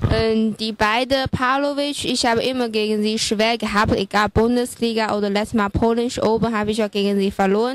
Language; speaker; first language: German; non-native, fluent; Chinese